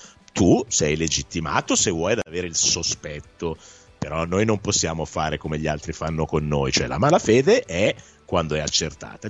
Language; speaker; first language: Italian; native; Italian